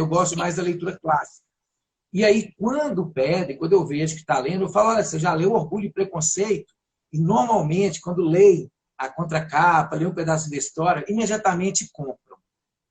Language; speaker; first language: Portuguese; native; Portuguese